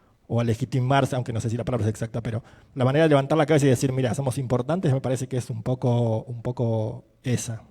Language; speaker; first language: Spanish; native; Spanish